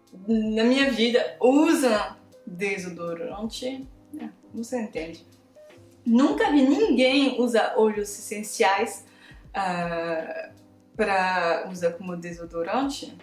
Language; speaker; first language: Portuguese; non-native, fluent; French